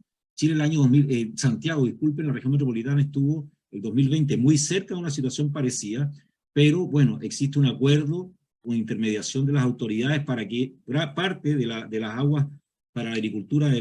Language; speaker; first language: Spanish; native; Spanish